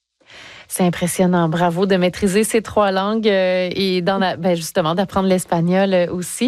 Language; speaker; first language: French; native; French